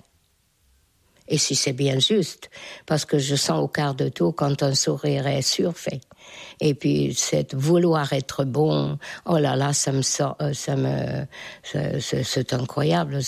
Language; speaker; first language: French; non-native, fluent; Hungarian